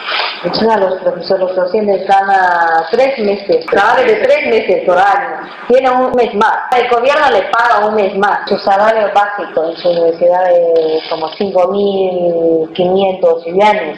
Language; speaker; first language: Spanish; non-native, fluent; Chinese